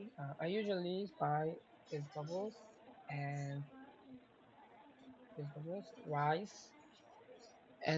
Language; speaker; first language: English; non-native, learner; Korean